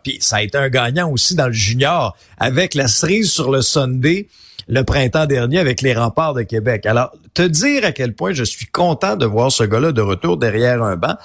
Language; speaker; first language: French; native; French